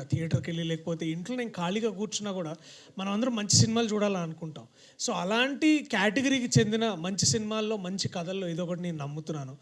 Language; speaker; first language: Telugu; native; Telugu